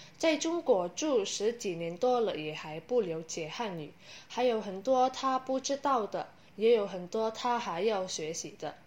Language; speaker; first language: Chinese; non-native, learner; Indonesian